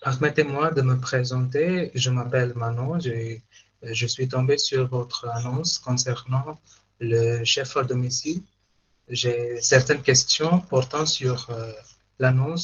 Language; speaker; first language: French; non-native, fluent; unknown